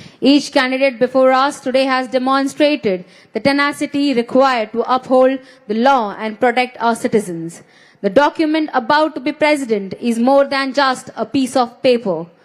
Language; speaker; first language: English; non-native, local second language; Telugu